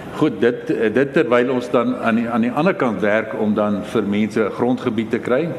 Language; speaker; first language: Afrikaans; native; Afrikaans